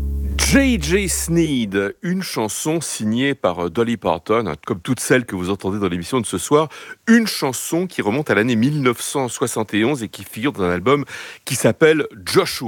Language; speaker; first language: French; native; French